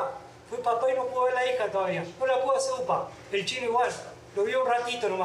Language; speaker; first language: Spanish; native; Spanish